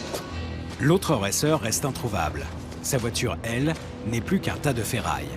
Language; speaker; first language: French; native; French